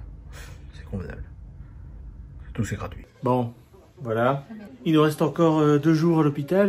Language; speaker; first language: French; native; French